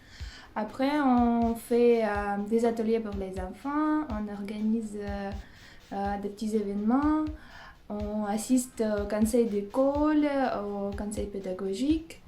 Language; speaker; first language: French; non-native, fluent; Russian